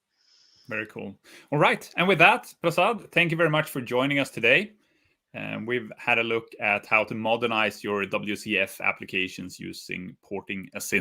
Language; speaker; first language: English; non-native, fluent; Swedish